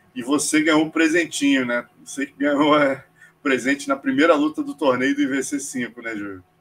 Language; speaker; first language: Portuguese; native; Portuguese